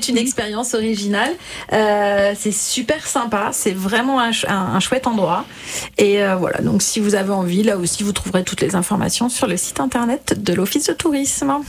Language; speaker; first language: French; native; French